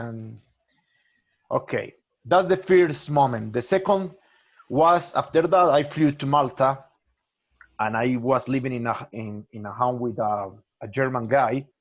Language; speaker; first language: English; non-native, learner; Spanish